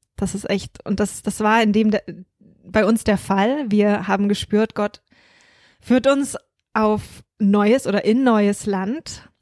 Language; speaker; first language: German; native; German